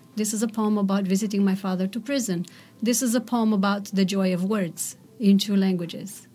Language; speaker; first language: English; non-native, fluent; Romanian